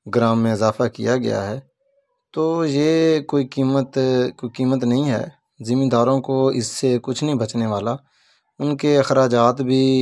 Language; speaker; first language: Urdu; non-native, local second language; Punjabi